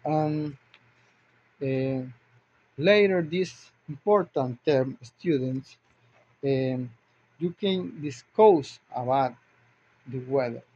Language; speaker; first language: English; non-native, learner; Spanish